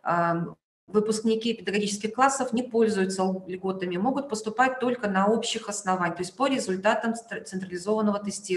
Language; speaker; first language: Russian; native; Russian